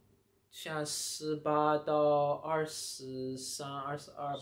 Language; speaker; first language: Chinese; early bilingual, heritage; Chinese